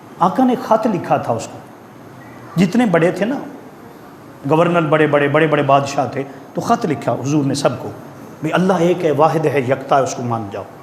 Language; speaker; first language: Urdu; non-native, local second language; Punjabi